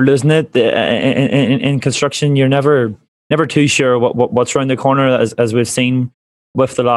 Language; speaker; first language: English; native; English